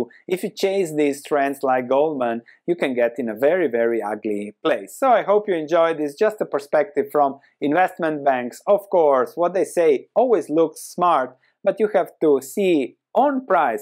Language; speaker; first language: English; non-native, fluent; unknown